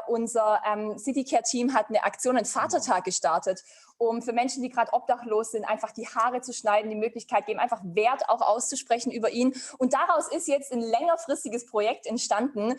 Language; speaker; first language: German; native; German